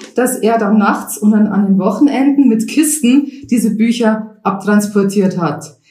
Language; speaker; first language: German; native; German